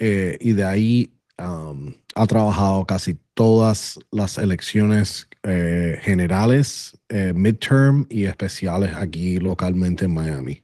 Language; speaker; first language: Spanish; early bilingual, other home language; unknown